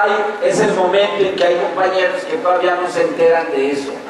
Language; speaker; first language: Spanish; native; Spanish